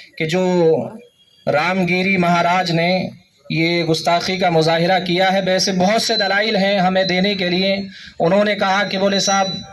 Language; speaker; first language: Urdu; native; Urdu